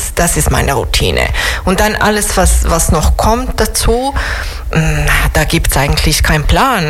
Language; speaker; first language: German; non-native, fluent; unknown